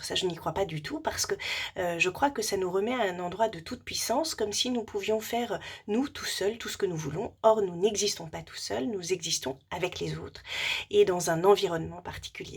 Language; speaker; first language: French; native; French